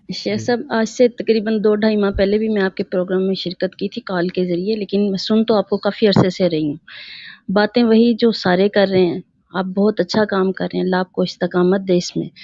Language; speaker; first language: Urdu; native; Urdu